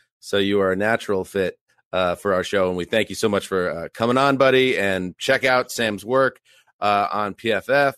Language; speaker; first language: English; native; English